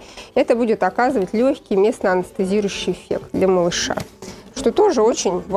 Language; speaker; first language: Russian; native; Russian